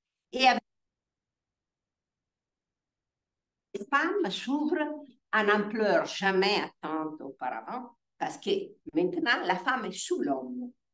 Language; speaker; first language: French; non-native, fluent; Italian